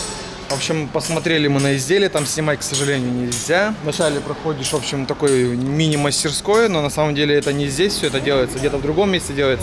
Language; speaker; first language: Russian; native; Russian